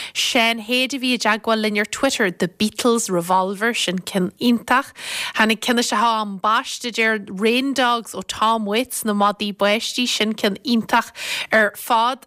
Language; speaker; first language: Irish; native; Irish